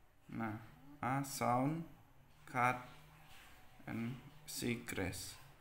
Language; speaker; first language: English; non-native, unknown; Indonesian